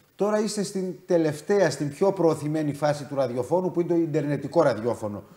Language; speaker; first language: Greek; native; Greek